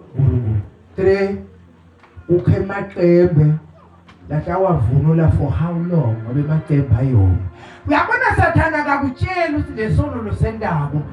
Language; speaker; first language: Zulu; non-native, local second language; South Ndebele